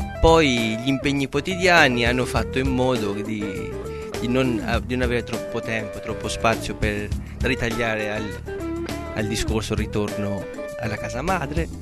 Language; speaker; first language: Italian; non-native, fluent; Albanian